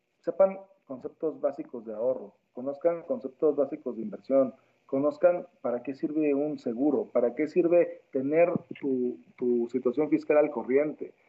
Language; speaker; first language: Spanish; native; Spanish